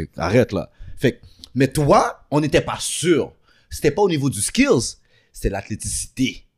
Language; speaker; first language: French; early bilingual, other home language; Haitian Creole